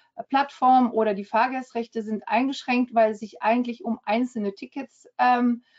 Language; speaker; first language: German; early bilingual, heritage; German